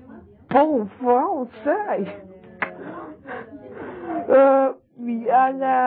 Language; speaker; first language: French; non-native, learner; English